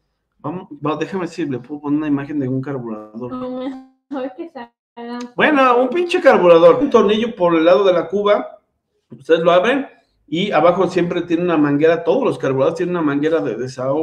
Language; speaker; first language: Spanish; native; Spanish